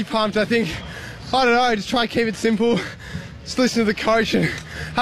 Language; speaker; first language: English; native; English